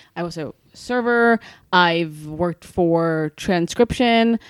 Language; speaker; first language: English; non-native, fluent; Swedish